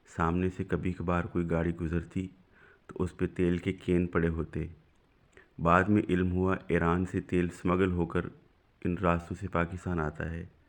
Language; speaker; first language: Urdu; non-native, local second language; Punjabi